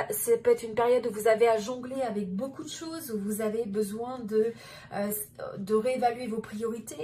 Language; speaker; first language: French; native; French